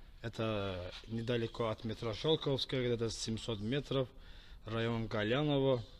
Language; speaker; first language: Russian; non-native, fluent; Azerbaijani